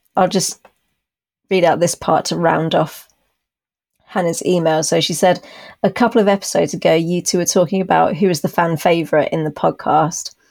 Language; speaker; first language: English; native; English